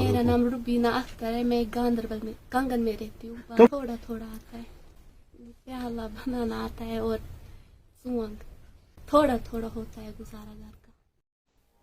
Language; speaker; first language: Hindi; non-native, local second language; Kashmiri